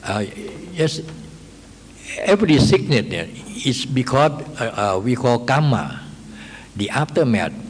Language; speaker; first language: English; non-native, learner; Thai